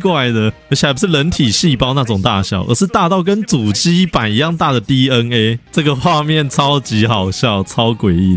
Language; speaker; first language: Chinese; native; Chinese